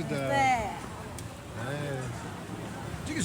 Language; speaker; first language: Chinese; non-native, learner; English